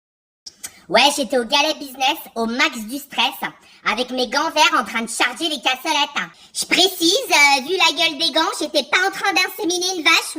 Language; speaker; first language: French; native; French